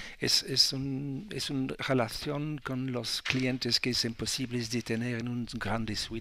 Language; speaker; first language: Spanish; non-native, learner; French